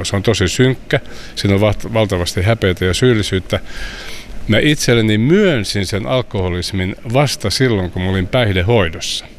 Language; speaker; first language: Finnish; native; Finnish